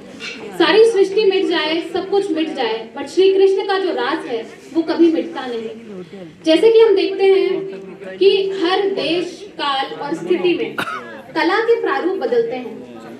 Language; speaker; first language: Hindi; native; Hindi